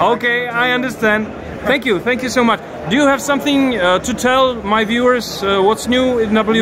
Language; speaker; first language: English; non-native, learner; Czech